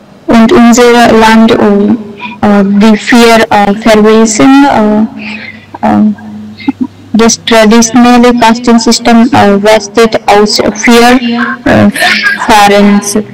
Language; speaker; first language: German; non-native, learner; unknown